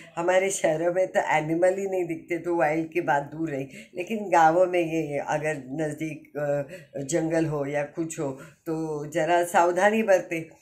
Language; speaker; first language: Hindi; non-native, local second language; Marathi